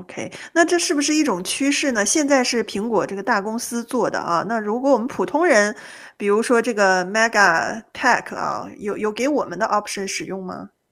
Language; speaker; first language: Chinese; native; Chinese